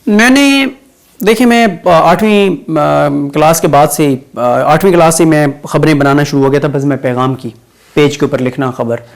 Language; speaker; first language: Urdu; non-native, local second language; Saraiki